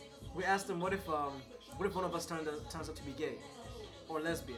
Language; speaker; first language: English; non-native, local second language; Swahili